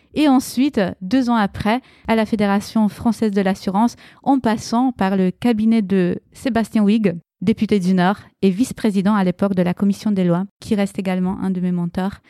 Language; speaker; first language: French; early bilingual, other home language; Romanian